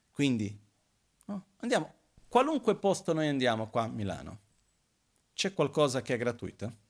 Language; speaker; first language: Italian; non-native, fluent; Portuguese